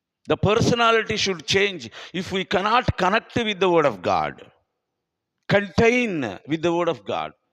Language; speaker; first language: English; non-native, local second language; Telugu